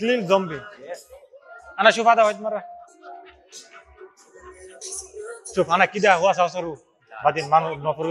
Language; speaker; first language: Arabic; non-native, learner; Bangla